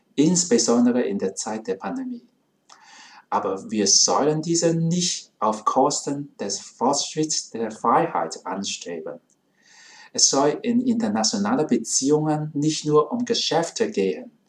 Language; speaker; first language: German; non-native, fluent; Cantonese